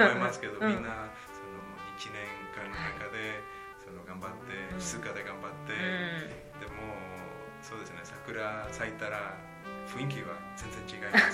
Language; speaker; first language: Japanese; non-native, learner; Spanish